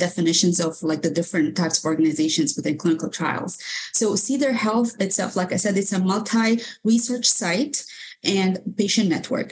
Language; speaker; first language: English; non-native, fluent; Arabic